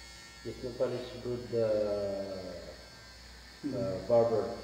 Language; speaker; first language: English; non-native, local second language; Filipino